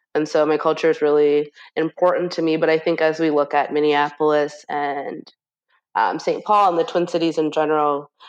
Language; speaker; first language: English; native; English